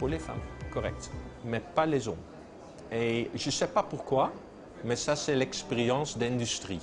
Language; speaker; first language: French; non-native, fluent; Dutch